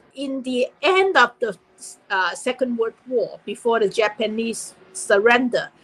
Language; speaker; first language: English; non-native, fluent; Chinese